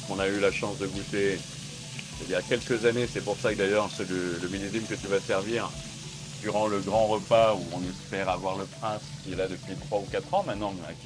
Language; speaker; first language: French; native; French